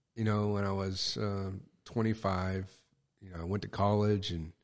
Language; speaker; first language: English; native; English